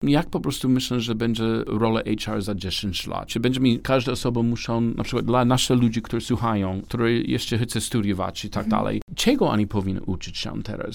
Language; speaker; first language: Polish; non-native, learner; English